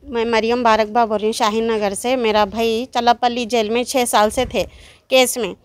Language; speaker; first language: Hindi; non-native, local second language; Urdu